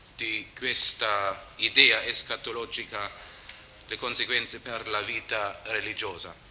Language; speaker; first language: Italian; non-native, learner; German